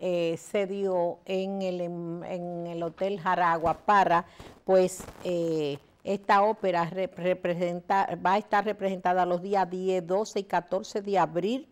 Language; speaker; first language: Spanish; native; Spanish